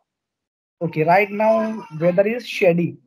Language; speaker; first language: English; non-native, learner; Hindi